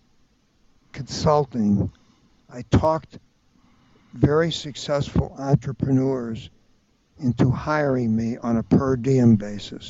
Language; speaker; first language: English; native; English